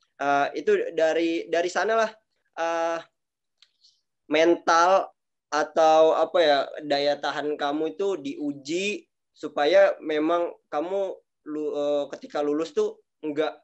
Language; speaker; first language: Indonesian; native; Indonesian